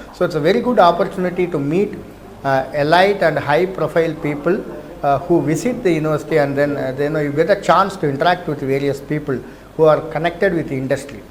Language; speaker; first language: English; non-native, local second language; Telugu